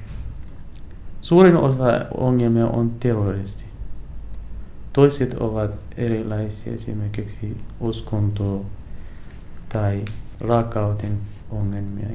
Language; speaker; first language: Finnish; non-native, learner; Arabic